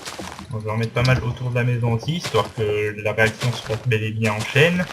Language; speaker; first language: French; native; French